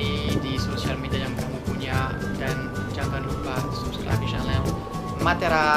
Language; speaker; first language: Indonesian; non-native, fluent; French